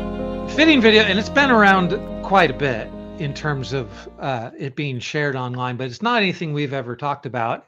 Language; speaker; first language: English; native; English